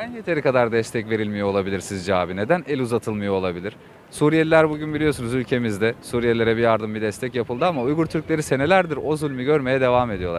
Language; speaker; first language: Turkish; native; Turkish